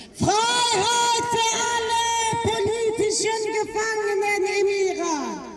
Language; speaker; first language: German; non-native, learner; Persian